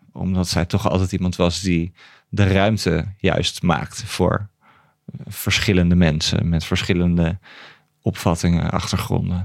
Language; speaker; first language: Dutch; native; Dutch